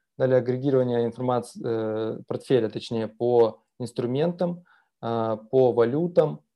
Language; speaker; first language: Russian; native; Russian